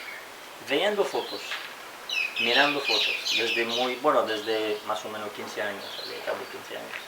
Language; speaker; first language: Spanish; non-native, fluent; French